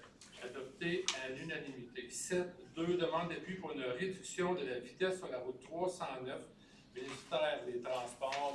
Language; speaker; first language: French; native; French